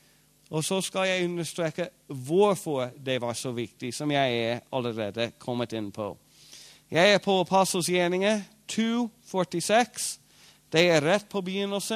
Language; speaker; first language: Norwegian; non-native, fluent; English